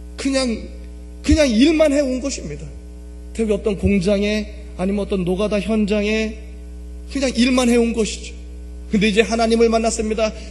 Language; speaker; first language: Korean; native; Korean